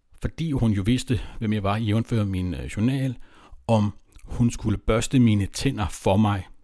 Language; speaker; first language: Danish; native; Danish